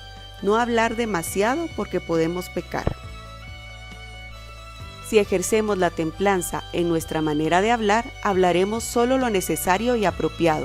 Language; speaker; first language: Spanish; native; Spanish